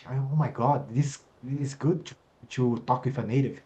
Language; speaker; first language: English; non-native, fluent; Portuguese